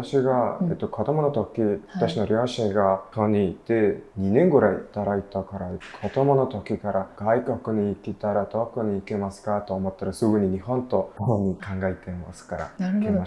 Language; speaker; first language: Japanese; non-native, learner; Mongolian